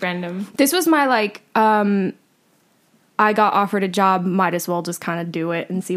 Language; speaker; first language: English; early bilingual, other home language; Spanish